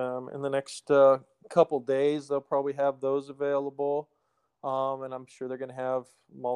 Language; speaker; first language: English; native; English